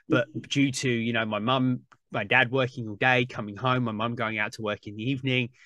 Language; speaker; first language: English; native; English